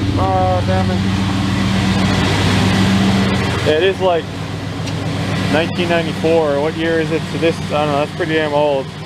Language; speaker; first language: English; native; English